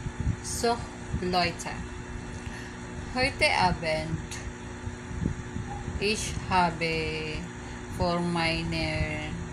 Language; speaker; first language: German; non-native, learner; English